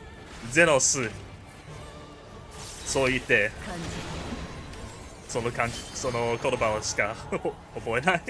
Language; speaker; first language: Japanese; non-native, learner; English